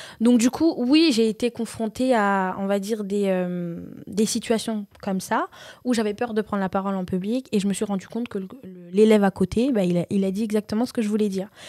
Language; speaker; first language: French; early bilingual, other home language; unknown